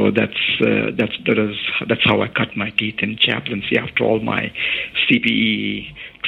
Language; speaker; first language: English; non-native, local second language; Malayalam